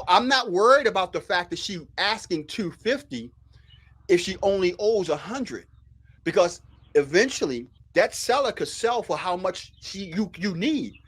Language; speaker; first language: English; native; English